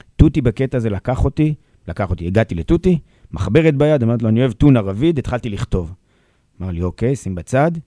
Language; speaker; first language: Hebrew; native; Hebrew